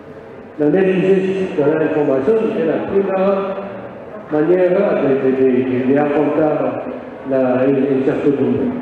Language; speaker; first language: Spanish; non-native, learner; French